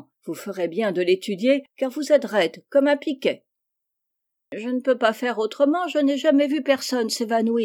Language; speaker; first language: French; native; French